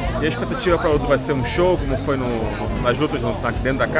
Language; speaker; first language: Portuguese; native; Portuguese